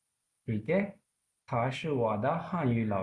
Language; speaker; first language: Chinese; non-native, fluent; Urdu